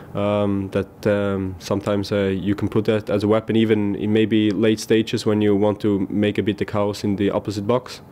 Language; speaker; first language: English; non-native, fluent; German